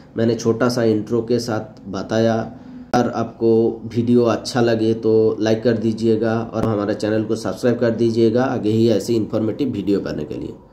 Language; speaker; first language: Hindi; native; Hindi